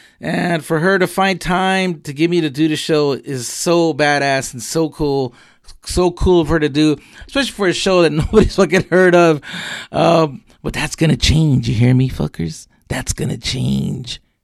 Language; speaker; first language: English; early bilingual, other home language; Spanish